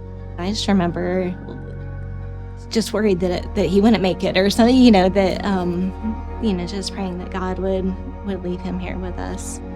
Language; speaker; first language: English; native; English